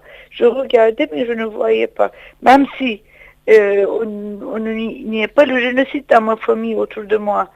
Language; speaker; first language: French; non-native, fluent; Turkish